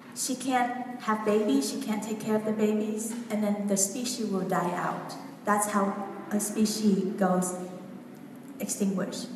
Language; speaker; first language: English; non-native, fluent; Vietnamese